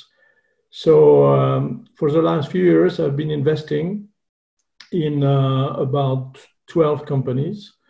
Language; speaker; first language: English; non-native, fluent; French